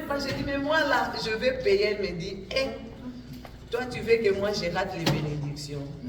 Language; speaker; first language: French; non-native, local second language; Lingala